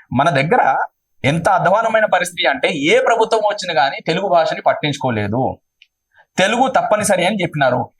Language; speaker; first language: Telugu; non-native, local second language; Urdu